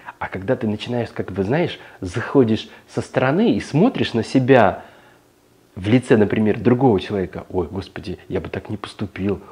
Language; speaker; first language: Russian; native; Russian